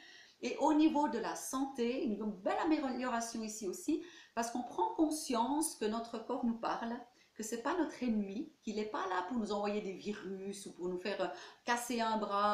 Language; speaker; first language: French; native; French